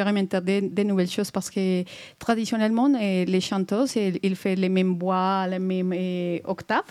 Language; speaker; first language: French; non-native, fluent; Spanish